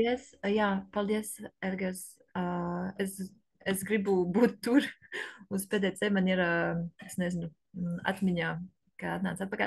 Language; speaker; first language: Latvian; non-native, learner; French